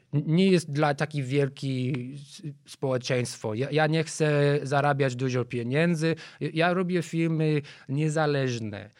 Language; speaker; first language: Polish; non-native, learner; English